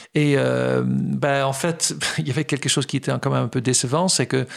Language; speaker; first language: French; non-native, fluent; Dutch